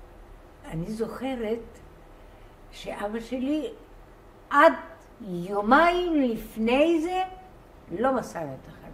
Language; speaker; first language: Hebrew; non-native, fluent; Bulgarian